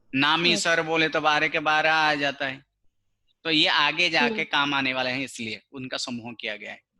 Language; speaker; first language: Hindi; non-native, local second language; Gujarati